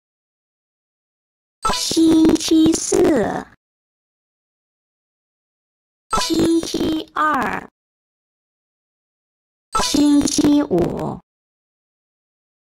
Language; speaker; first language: Chinese; non-native, learner; English